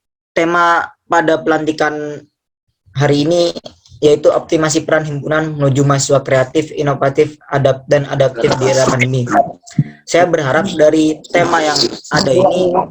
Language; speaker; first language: Indonesian; native; Indonesian